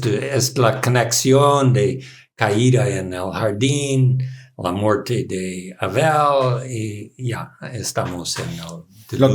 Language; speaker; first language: Spanish; non-native, learner; English